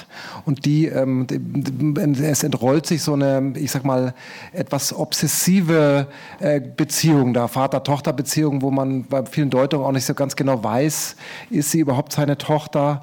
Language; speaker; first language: German; native; German